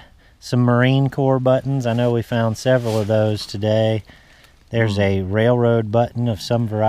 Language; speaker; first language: English; native; English